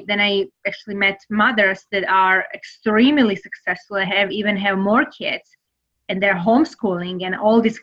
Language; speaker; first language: English; non-native, fluent; Serbian